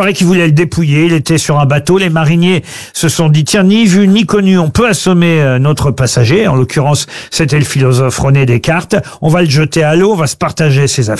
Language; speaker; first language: French; native; French